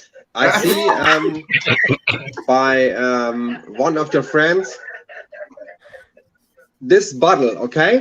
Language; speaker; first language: English; non-native, learner; German